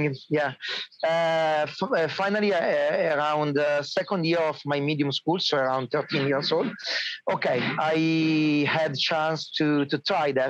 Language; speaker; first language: English; non-native, learner; Italian